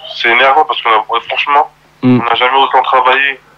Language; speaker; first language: French; native; French